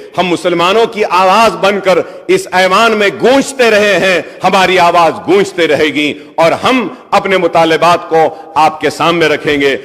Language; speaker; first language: Urdu; native; Urdu